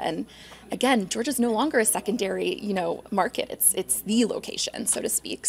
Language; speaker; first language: English; native; English